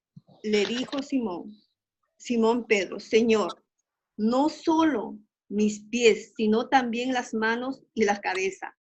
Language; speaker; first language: Spanish; native; Spanish